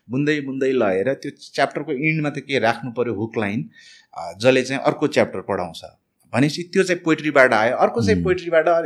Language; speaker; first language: Nepali; native; Nepali